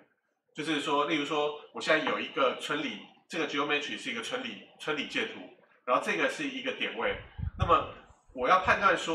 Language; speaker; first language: Chinese; native; Chinese